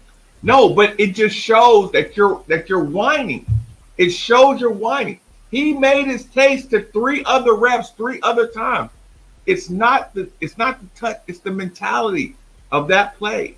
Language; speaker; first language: English; native; English